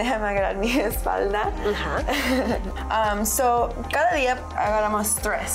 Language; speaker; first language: Spanish; early bilingual, heritage; English